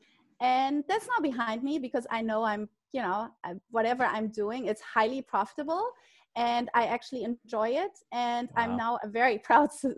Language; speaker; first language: English; non-native, fluent; German